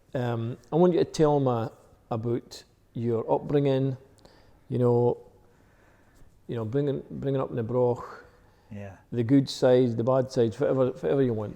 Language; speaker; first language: English; native; English